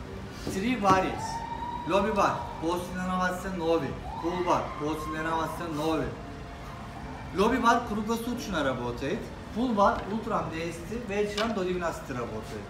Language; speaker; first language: Russian; non-native, learner; Turkish